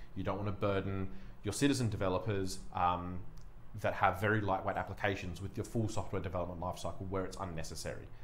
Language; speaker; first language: English; native; English